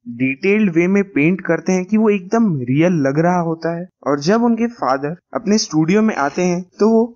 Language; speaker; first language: Hindi; non-native, local second language; Gujarati